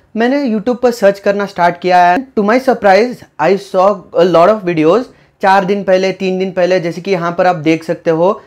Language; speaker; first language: Hindi; native; Hindi